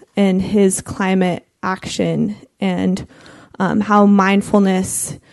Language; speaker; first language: English; native; English